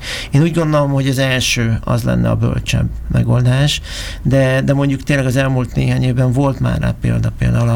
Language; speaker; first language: Hungarian; native; Hungarian